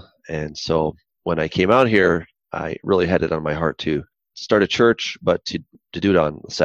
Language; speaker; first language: English; native; English